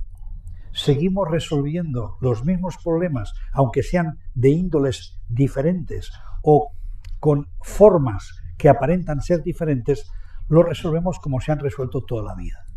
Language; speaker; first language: Spanish; native; Spanish